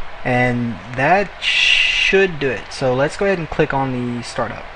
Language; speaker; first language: English; native; English